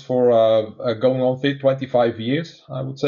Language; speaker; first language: English; non-native, fluent; Dutch